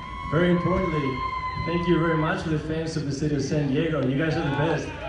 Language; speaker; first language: English; non-native, fluent; Spanish